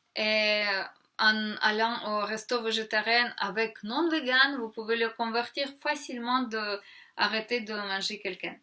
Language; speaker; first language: French; non-native, fluent; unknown